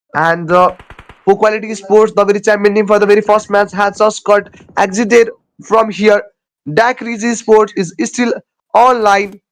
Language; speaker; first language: English; non-native, local second language; Nepali